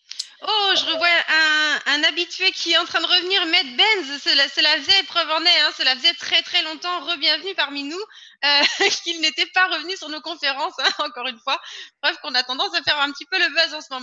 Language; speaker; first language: French; native; French